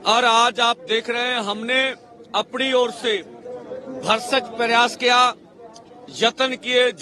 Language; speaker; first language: Hindi; non-native, local second language; Punjabi